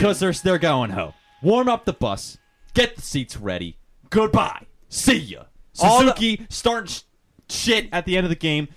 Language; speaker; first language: English; native; English